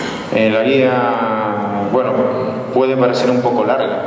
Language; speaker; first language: Spanish; native; Spanish